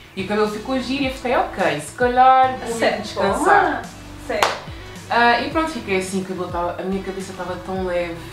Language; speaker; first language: Portuguese; native; Portuguese